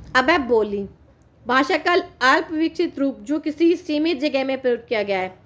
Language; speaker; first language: Hindi; native; Hindi